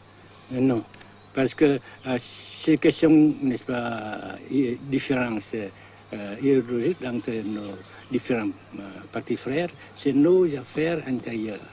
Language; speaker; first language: French; non-native, fluent; Vietnamese